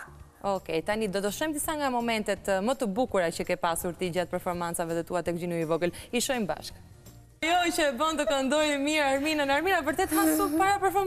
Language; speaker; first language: Albanian; native; Albanian